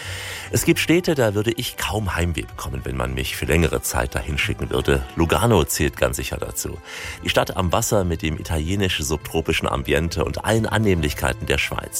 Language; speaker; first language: German; native; German